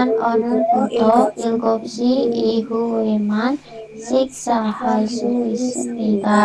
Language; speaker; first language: Korean; non-native, learner; Indonesian